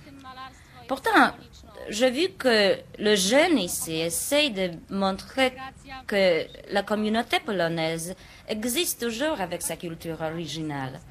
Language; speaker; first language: French; non-native, fluent; Polish